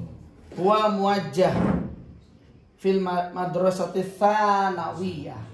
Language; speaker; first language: Arabic; non-native, fluent; Indonesian